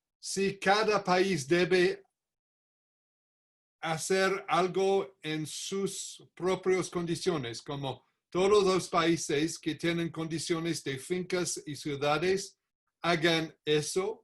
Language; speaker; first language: Spanish; non-native, learner; English